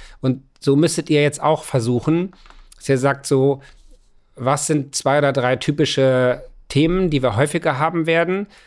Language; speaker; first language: German; native; German